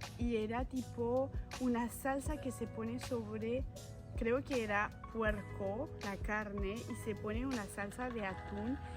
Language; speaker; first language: Spanish; non-native, fluent; French